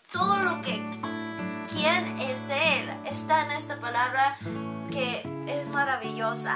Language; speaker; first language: Spanish; early bilingual, heritage; Spanish